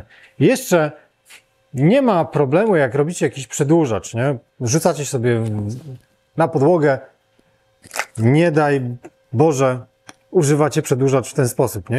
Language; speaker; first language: Polish; native; Polish